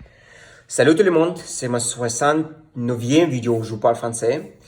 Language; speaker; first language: French; non-native, learner; Russian